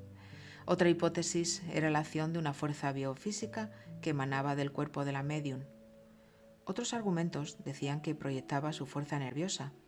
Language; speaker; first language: Spanish; native; Spanish